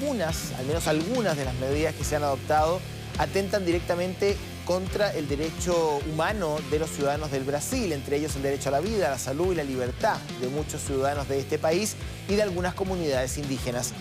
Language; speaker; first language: Spanish; native; Spanish